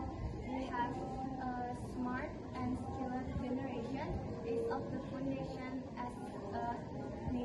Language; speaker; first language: English; non-native, learner; Indonesian